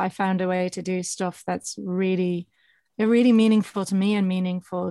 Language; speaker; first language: English; native; English